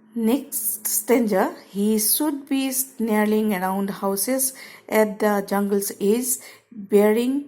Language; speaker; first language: English; non-native, local second language; Assamese